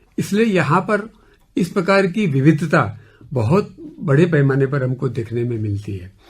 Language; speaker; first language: Hindi; non-native, local second language; Gujarati